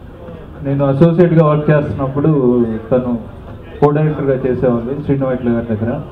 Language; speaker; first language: Telugu; native; Telugu